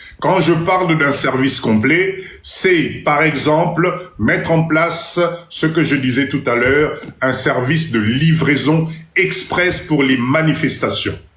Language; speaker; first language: French; non-native, local second language; Lingala